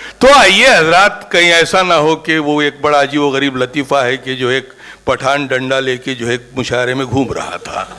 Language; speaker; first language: Urdu; native; Urdu